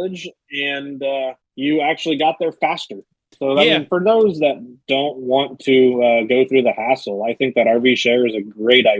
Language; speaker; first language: English; native; English